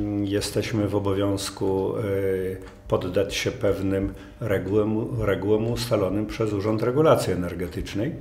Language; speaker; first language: Polish; native; Polish